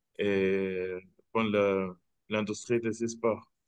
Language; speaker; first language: French; non-native, fluent; Spanish